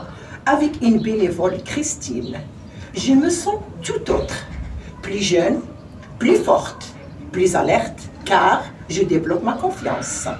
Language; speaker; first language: French; non-native, learner; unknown